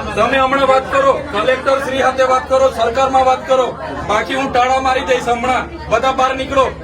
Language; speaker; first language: Gujarati; non-native, local second language; Vasavi